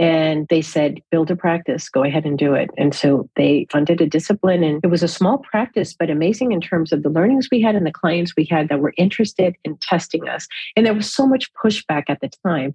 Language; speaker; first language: English; native; English